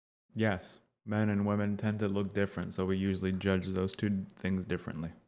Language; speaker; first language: English; native; English